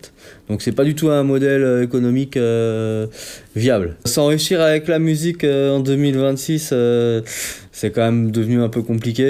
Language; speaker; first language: French; native; French